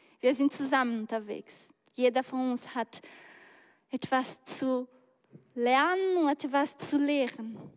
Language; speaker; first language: German; non-native, learner; Portuguese